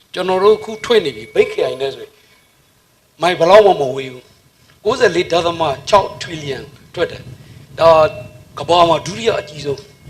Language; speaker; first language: Burmese; native; Burmese